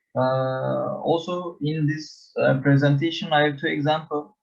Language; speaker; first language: English; non-native, learner; Turkish